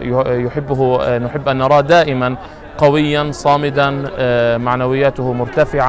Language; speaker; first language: Arabic; native; Arabic